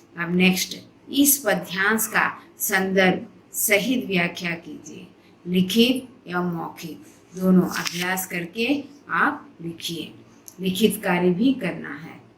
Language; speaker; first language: Hindi; non-native, local second language; Telugu